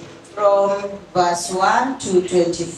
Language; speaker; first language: English; non-native, fluent; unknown